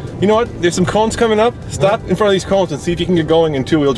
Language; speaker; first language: English; native; English